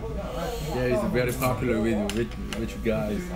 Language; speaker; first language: English; non-native, fluent; Korean